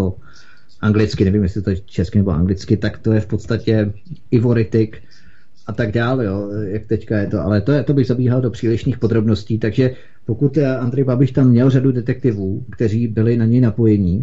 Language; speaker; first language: Czech; native; Czech